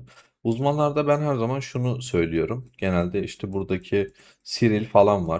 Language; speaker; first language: Turkish; native; Turkish